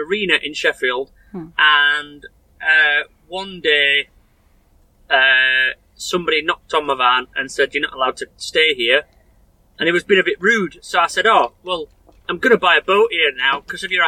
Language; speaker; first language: English; native; English